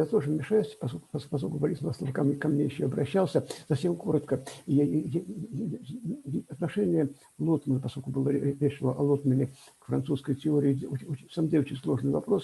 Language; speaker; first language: Russian; native; Russian